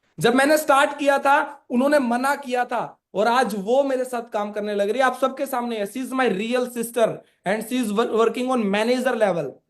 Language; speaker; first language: Hindi; native; Hindi